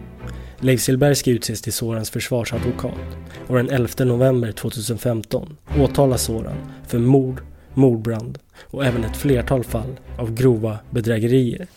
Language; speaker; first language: Swedish; native; Swedish